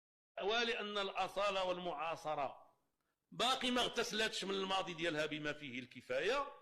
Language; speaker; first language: Arabic; native; Arabic